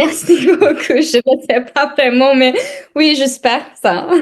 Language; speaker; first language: French; non-native, fluent; Hindi